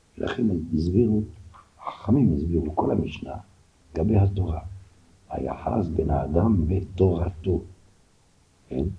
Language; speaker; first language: Hebrew; non-native, fluent; French